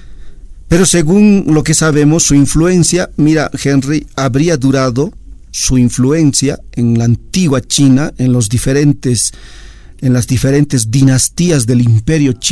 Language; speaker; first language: Spanish; native; Spanish